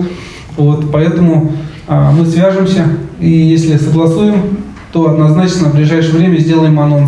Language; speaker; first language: Russian; native; Russian